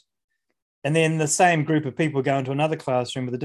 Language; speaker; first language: English; native; English